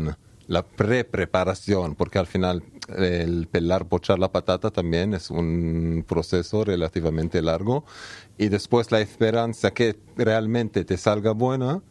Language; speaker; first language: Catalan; non-native, learner; Hebrew